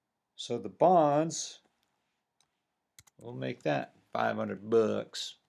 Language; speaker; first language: English; native; English